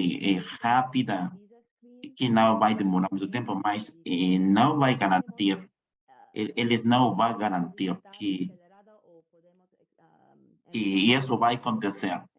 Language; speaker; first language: Portuguese; non-native, fluent; Spanish